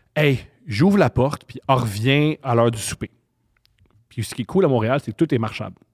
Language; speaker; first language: French; native; French